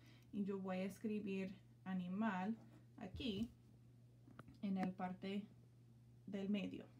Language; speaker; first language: Spanish; non-native, learner; English